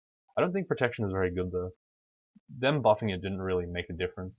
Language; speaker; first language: English; native; English